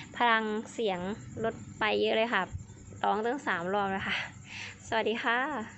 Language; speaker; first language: Thai; native; Thai